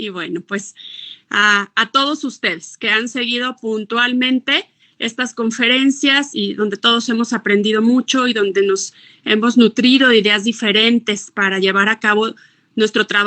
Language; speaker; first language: Spanish; native; Spanish